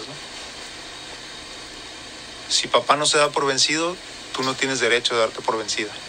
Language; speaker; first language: Spanish; native; Spanish